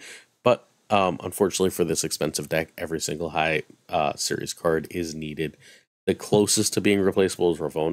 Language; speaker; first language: English; native; English